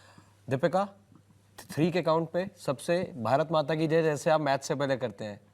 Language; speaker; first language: Hindi; native; Hindi